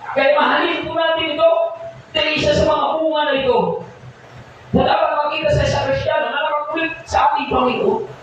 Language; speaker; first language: Filipino; non-native, local second language; Cebuano